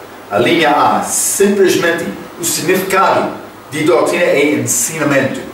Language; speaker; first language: Portuguese; non-native, fluent; English